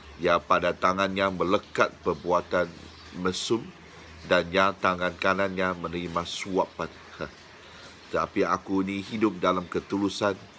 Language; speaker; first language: Malay; non-native, local second language; Chinese